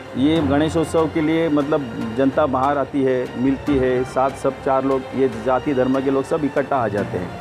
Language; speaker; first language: Hindi; non-native, local second language; Marathi